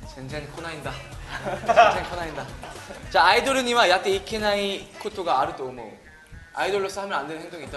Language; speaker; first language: Japanese; non-native, fluent; Korean